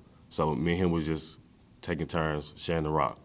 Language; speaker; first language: English; native; English